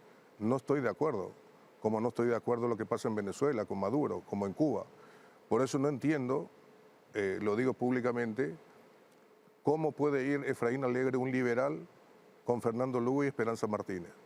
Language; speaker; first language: Spanish; native; Spanish